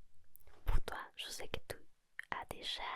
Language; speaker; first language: French; non-native, learner; Spanish